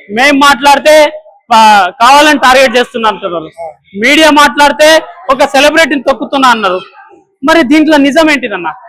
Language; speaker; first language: Telugu; non-native, local second language; Lambadi